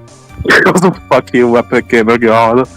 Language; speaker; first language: English; native; English